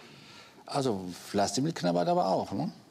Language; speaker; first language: German; native; German